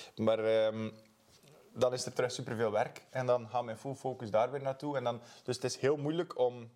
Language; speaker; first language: Dutch; native; Dutch